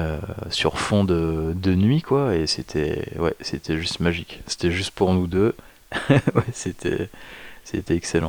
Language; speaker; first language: French; native; French